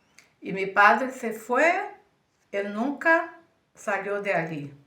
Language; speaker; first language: Spanish; early bilingual, heritage; Spanish